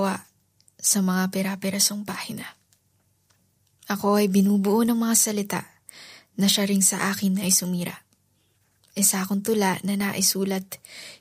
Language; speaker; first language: English; non-native, local second language; Filipino